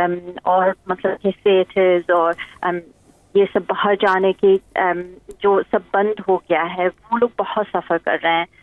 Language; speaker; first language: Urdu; early bilingual, heritage; English